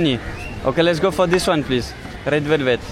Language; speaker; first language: English; non-native, learner; French